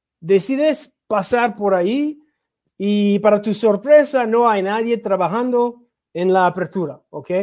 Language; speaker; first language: Spanish; non-native, learner; English